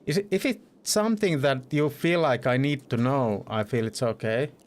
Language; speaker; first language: English; non-native, fluent; Finnish